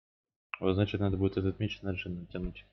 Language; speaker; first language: Russian; native; Russian